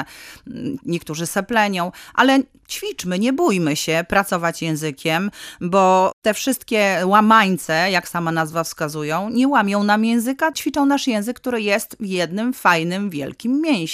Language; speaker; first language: Polish; native; Polish